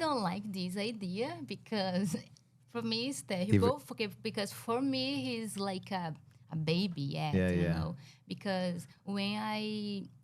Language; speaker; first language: English; non-native, learner; Portuguese